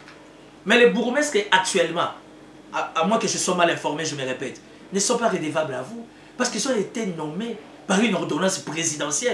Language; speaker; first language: French; non-native, local second language; Lingala